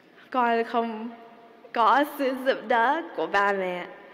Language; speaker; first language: Vietnamese; early bilingual, heritage; Vietnamese